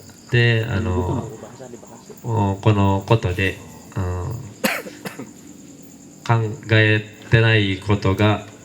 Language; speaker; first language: Japanese; non-native, learner; Indonesian